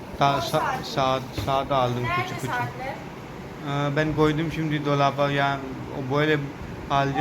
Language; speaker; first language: Turkish; non-native, learner; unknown